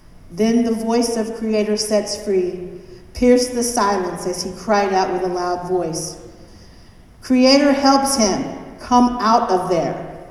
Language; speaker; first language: English; native; English